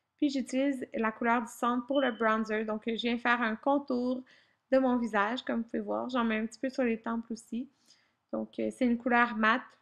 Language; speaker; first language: French; native; French